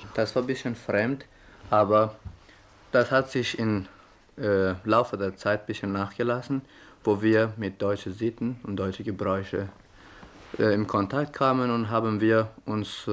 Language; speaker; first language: German; non-native, fluent; Persian